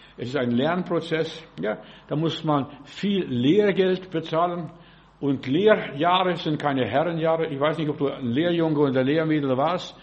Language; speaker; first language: German; early bilingual, other home language; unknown